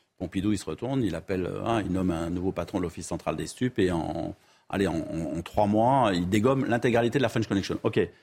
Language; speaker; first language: French; native; French